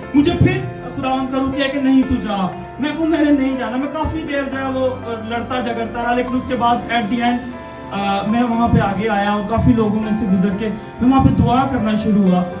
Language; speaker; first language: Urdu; non-native, local second language; Punjabi